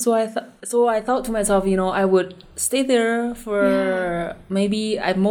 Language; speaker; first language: English; non-native, fluent; Chinese